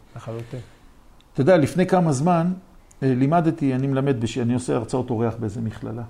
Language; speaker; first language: Hebrew; native; Hebrew